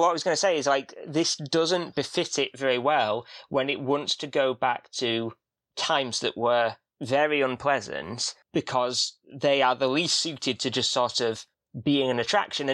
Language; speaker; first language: English; native; English